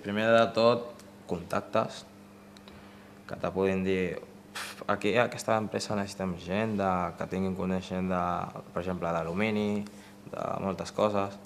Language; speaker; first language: Catalan; non-native, local second language; Spanish